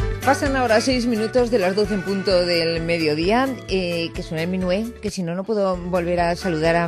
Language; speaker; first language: Spanish; native; Spanish